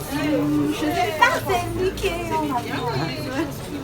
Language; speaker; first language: French; non-native, local second language; Malagasy